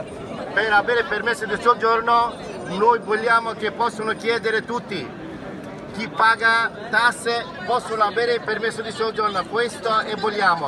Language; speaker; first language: Italian; non-native, learner; Bangla